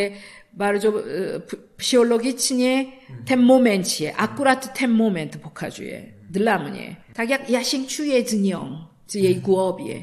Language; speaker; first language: Polish; non-native, learner; Korean